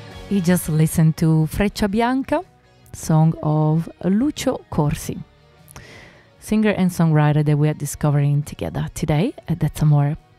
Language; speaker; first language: English; non-native, fluent; Italian